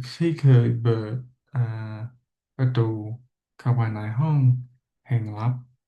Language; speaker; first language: Thai; non-native, learner; English